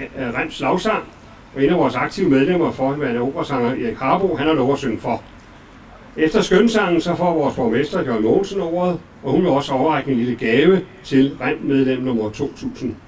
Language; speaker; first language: Danish; native; Danish